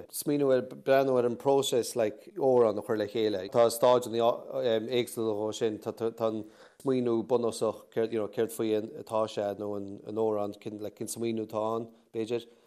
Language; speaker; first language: Irish; native; Irish